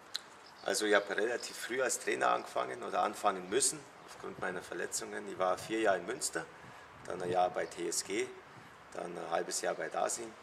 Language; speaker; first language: German; native; German